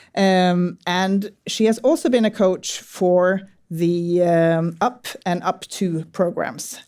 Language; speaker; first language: English; non-native, fluent; Norwegian